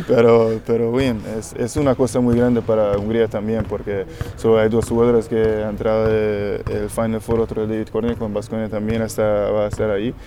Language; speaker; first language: Spanish; non-native, learner; Hungarian